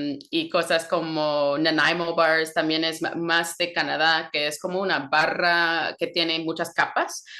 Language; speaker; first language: Spanish; non-native, fluent; English